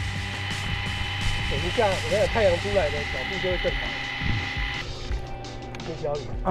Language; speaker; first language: Chinese; native; Chinese